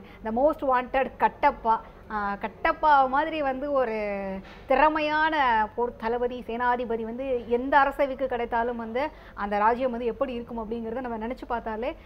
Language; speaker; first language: Tamil; native; Tamil